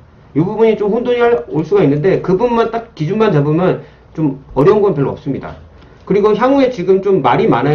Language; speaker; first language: Korean; native; Korean